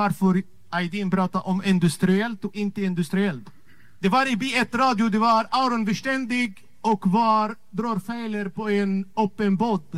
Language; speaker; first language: Swedish; non-native, fluent; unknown